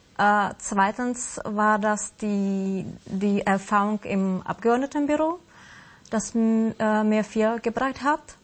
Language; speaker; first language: German; non-native, fluent; Czech